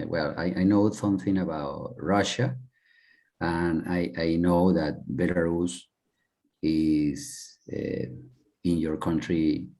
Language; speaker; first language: English; non-native, learner; Spanish